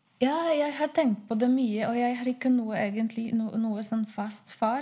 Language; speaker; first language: Norwegian; non-native, fluent; Polish